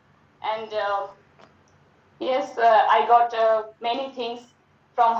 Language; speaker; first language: English; non-native, learner; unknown